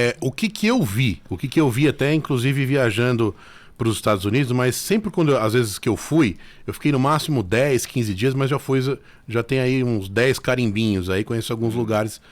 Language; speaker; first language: Portuguese; native; Portuguese